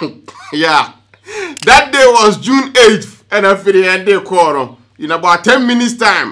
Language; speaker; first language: English; non-native, local second language; Akan